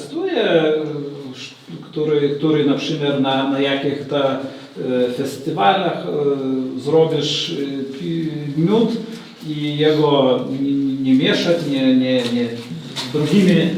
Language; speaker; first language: Polish; non-native, learner; Lithuanian